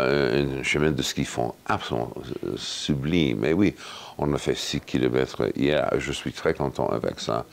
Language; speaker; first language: French; non-native, fluent; English